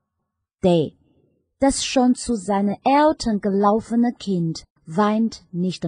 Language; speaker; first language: German; non-native, fluent; Chinese